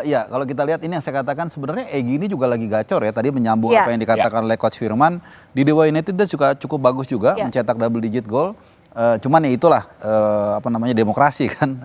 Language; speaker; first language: Indonesian; native; Indonesian